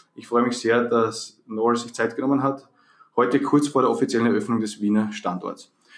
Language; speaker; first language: German; native; German